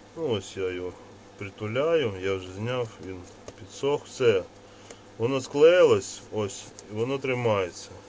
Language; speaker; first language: Ukrainian; non-native, local second language; Russian